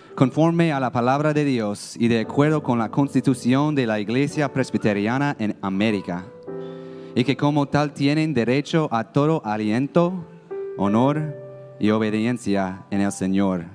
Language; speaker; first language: Spanish; non-native, fluent; English